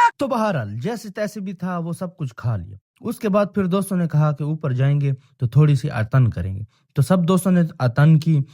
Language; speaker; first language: Urdu; non-native, local second language; Pashto